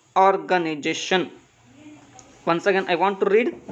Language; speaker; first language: English; non-native, local second language; Kannada